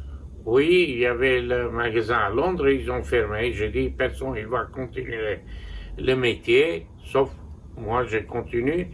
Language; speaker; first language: French; non-native, local second language; Armenian